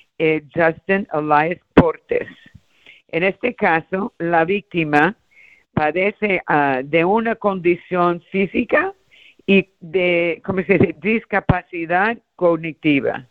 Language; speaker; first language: Spanish; early bilingual, heritage; Spanish